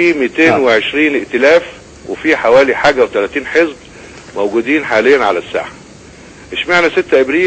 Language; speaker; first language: Arabic; native; Arabic